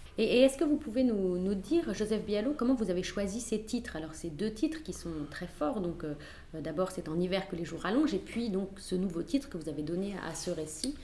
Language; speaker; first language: French; native; French